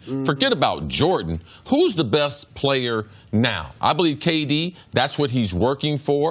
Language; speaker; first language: English; native; English